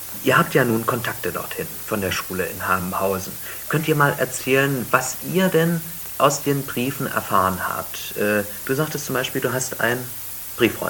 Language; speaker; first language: German; native; German